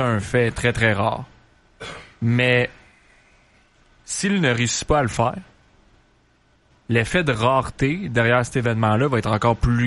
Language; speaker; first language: French; native; French